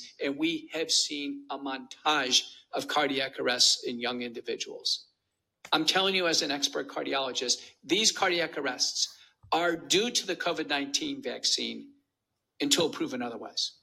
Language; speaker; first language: English; native; English